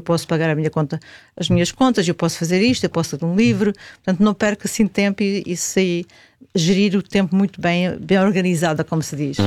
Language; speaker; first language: Portuguese; native; Portuguese